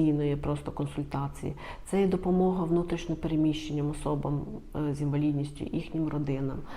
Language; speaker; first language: Ukrainian; native; Ukrainian